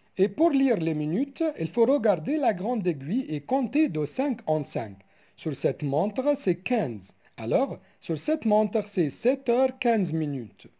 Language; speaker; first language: French; non-native, local second language; Arabic